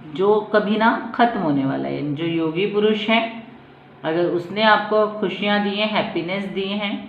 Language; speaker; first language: Hindi; non-native, local second language; Marathi